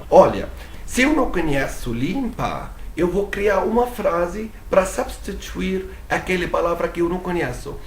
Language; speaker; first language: Portuguese; non-native, fluent; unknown